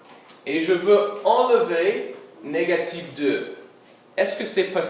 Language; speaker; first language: French; non-native, local second language; English